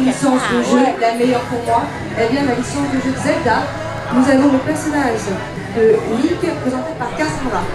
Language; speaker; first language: French; native; French